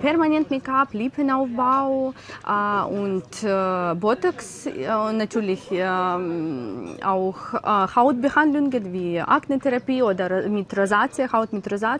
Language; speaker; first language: German; non-native, learner; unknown